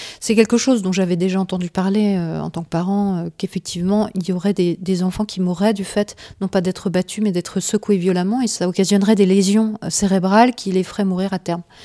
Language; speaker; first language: French; native; French